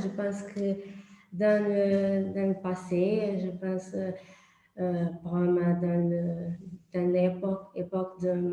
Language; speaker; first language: French; non-native, learner; Portuguese